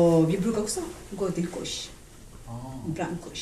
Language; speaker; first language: Swedish; non-native, learner; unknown